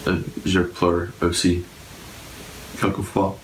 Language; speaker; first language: French; non-native, learner; English